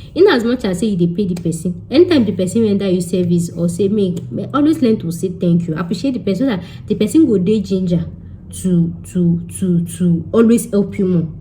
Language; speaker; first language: Nigerian Pidgin; non-native, local second language; Yoruba